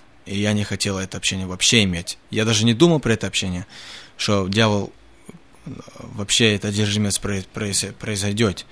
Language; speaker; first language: Russian; early bilingual, heritage; Russian